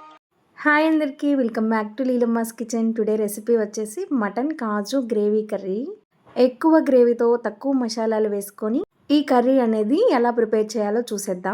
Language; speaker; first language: Telugu; native; Telugu